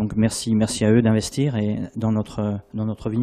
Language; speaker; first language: French; native; French